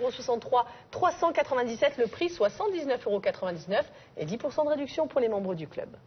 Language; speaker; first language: French; native; French